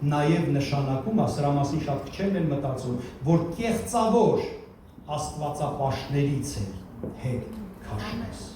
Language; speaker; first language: Armenian; early bilingual, heritage; Armenian